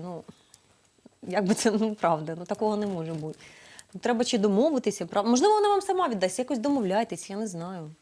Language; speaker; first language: Ukrainian; native; Ukrainian